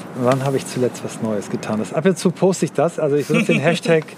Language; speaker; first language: German; native; German